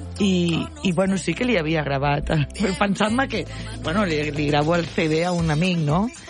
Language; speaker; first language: Catalan; non-native, local second language; Spanish